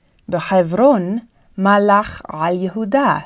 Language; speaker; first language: Hebrew; non-native, fluent; English